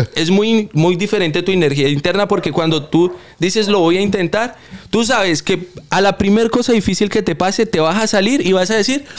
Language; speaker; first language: Spanish; native; Spanish